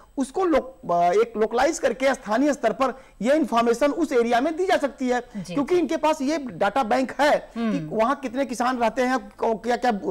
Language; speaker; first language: Hindi; native; Hindi